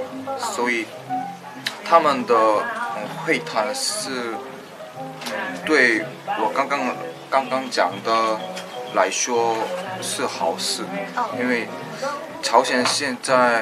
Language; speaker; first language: Chinese; non-native, fluent; Korean